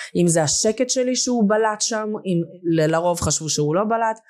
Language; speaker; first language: Hebrew; early bilingual, other home language; Russian